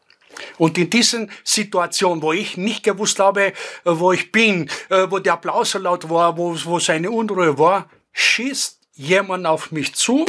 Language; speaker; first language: German; non-native, fluent; Greek